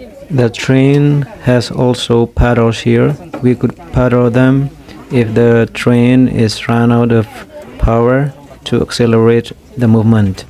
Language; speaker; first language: English; non-native, fluent; Indonesian